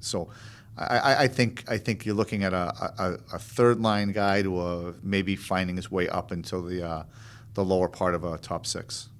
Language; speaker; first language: English; native; English